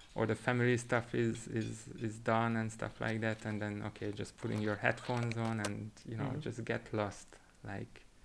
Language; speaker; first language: English; non-native, fluent; Hungarian